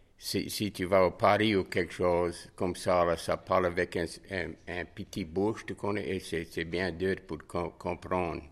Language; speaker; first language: French; native; French